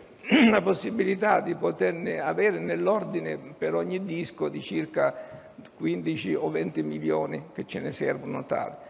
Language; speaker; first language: Italian; native; Italian